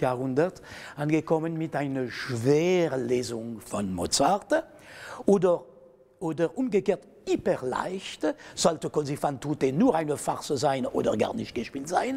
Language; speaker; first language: German; non-native, fluent; French